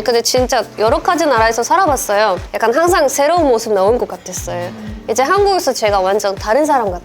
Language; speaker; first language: Korean; non-native, fluent; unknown